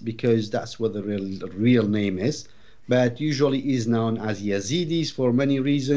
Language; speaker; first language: English; non-native, fluent; Arabic